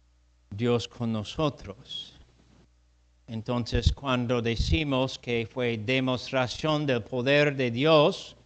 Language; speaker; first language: Spanish; non-native, fluent; English